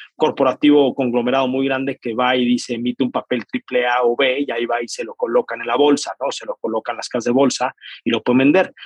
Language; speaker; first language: Spanish; native; Spanish